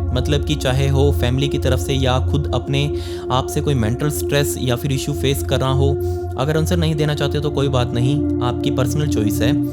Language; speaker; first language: Hindi; native; Hindi